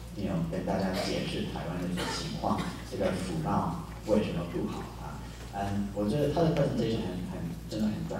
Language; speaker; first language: Chinese; non-native, fluent; English